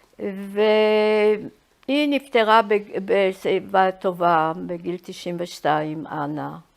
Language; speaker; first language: Hebrew; early bilingual, other home language; Polish